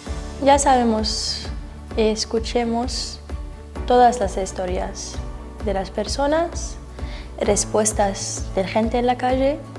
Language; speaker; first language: Spanish; non-native, learner; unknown